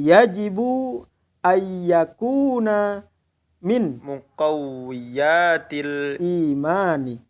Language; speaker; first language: Arabic; non-native, fluent; Indonesian